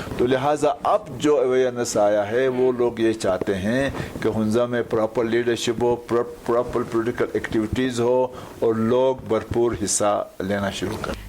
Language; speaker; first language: Urdu; non-native, local second language; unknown